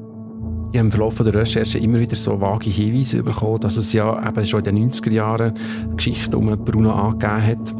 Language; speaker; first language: German; native; German